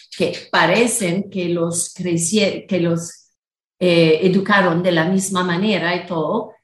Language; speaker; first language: Spanish; non-native, fluent; English